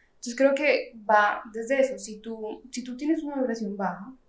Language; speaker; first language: Spanish; native; Spanish